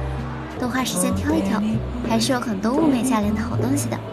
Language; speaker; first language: Chinese; native; Chinese